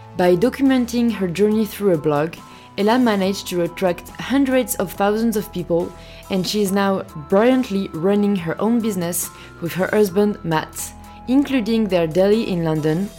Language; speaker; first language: English; non-native, fluent; French